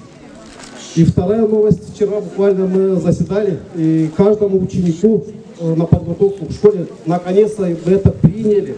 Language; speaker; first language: Russian; non-native, local second language; Gagauz